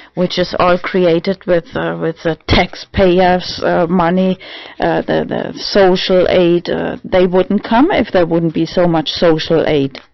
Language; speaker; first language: English; non-native, learner; German